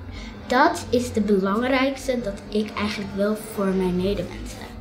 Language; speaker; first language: Dutch; early bilingual, other home language; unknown